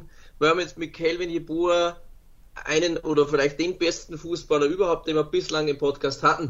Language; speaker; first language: German; native; German